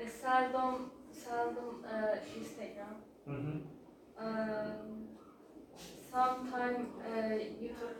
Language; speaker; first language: English; non-native, learner; Turkish